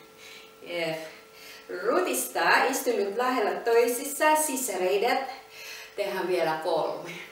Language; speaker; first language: Finnish; non-native, learner; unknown